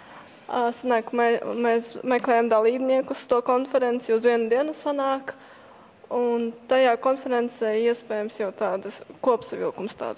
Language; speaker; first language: Latvian; native; Latvian